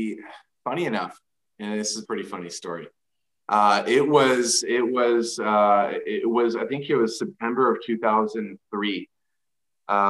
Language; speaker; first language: English; native; English